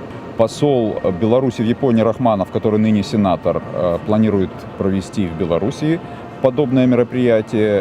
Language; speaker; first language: Russian; native; Russian